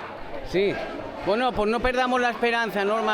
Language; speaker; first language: Spanish; non-native, local second language; Catalan